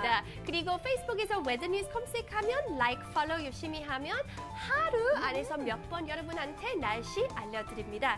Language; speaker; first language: Korean; non-native, fluent; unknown